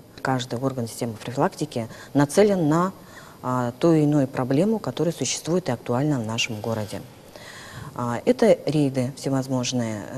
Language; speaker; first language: Russian; native; Russian